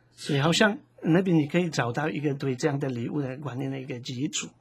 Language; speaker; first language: Chinese; non-native, fluent; Polish